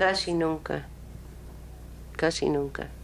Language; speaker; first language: Spanish; non-native, learner; English